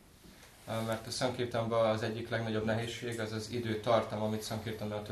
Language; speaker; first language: Hungarian; native; Hungarian